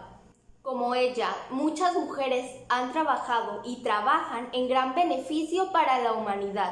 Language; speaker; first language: Spanish; native; Spanish